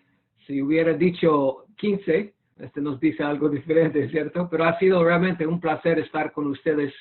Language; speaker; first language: Spanish; non-native, fluent; English